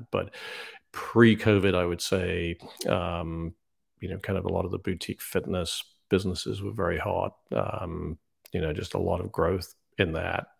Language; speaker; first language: English; native; English